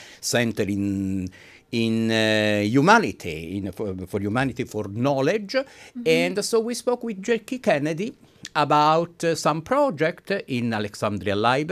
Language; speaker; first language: English; non-native, fluent; Italian